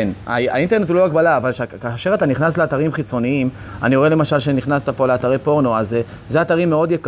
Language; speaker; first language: Hebrew; native; Hebrew